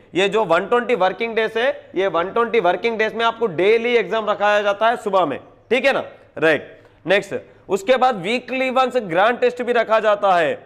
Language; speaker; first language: Hindi; non-native, local second language; Telugu